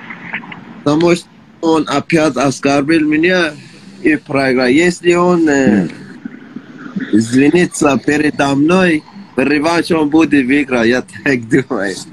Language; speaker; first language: Russian; non-native, learner; Persian